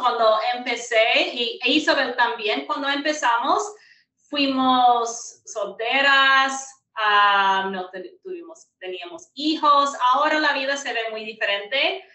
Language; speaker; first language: Spanish; non-native, fluent; English